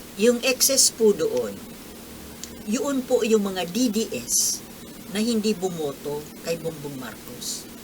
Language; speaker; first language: Filipino; native; Filipino